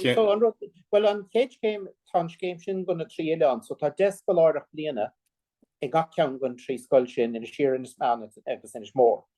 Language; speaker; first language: Irish; non-native, local second language; English